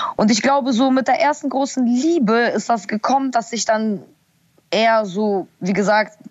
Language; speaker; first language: German; early bilingual, other home language; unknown